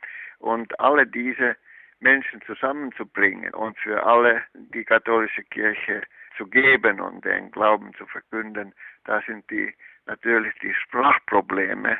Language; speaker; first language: German; non-native, fluent; Finnish